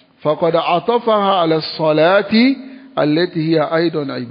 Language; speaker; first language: Arabic; non-native, fluent; French